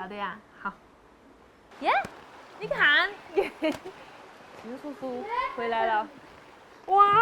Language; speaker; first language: Chinese; native; Chinese